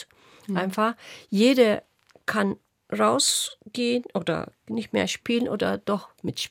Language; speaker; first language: German; non-native, local second language; Turkish